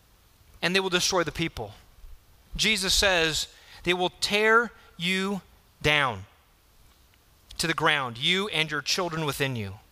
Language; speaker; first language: English; native; English